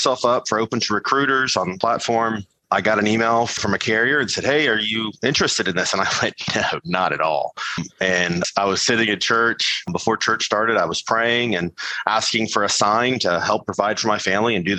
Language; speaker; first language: English; native; English